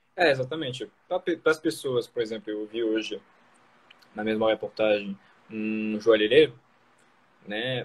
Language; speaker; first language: Portuguese; non-native, fluent; French